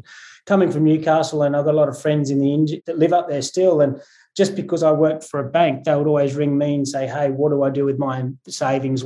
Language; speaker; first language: English; native; English